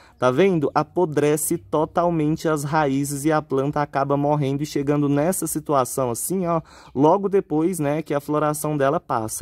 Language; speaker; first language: Portuguese; native; Portuguese